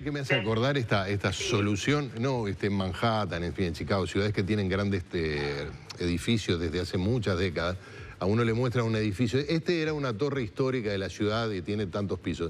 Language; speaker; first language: Spanish; native; Spanish